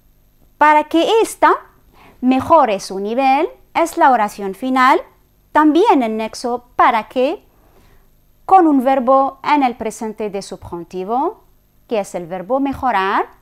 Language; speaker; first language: Spanish; non-native, fluent; Arabic